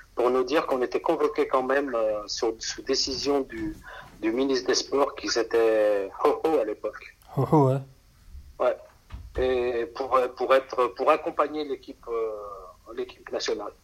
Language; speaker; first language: French; native; French